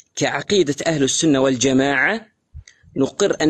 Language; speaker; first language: Arabic; native; Arabic